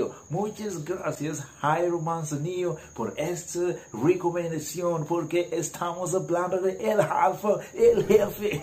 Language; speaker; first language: Spanish; non-native, learner; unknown